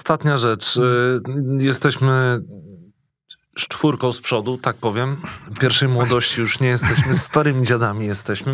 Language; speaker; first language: Polish; native; Polish